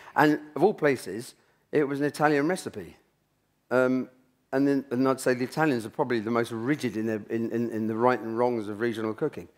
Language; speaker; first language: English; native; English